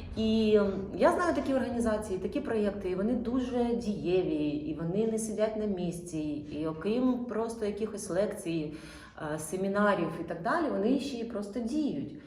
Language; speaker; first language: Ukrainian; non-native, local second language; Russian